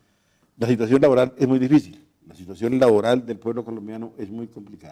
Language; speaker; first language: Spanish; native; Spanish